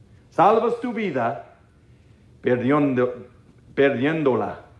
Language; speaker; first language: Spanish; non-native, learner; English